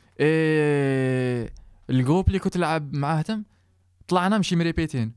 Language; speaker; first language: French; non-native, local second language; Arabic